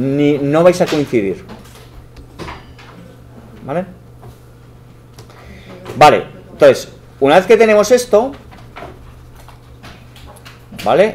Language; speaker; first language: Spanish; native; Spanish